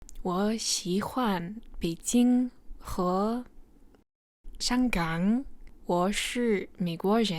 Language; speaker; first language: Chinese; non-native, learner; English